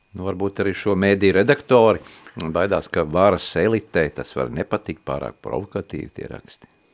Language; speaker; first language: Latvian; native; Latvian